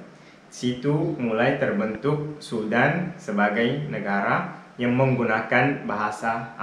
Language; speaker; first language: Indonesian; non-native, fluent; Arabic